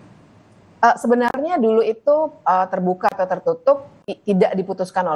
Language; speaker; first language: Indonesian; native; Indonesian